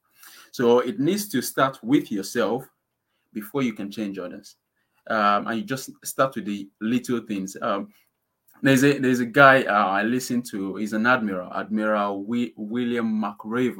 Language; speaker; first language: English; non-native, local second language; Yoruba